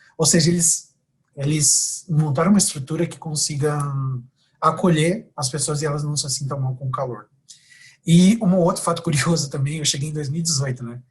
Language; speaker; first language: Portuguese; native; Portuguese